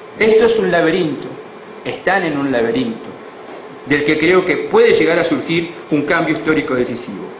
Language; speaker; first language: Spanish; native; Spanish